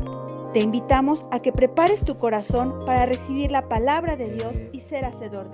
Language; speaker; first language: Spanish; native; Spanish